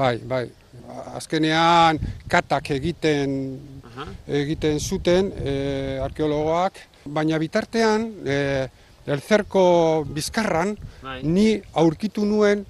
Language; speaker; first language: Basque; non-native, local second language; Spanish